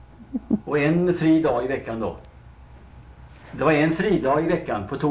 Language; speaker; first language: Swedish; native; Swedish